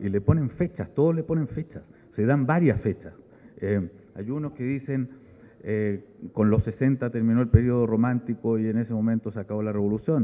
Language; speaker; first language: Spanish; native; Spanish